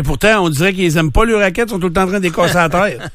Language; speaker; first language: French; native; French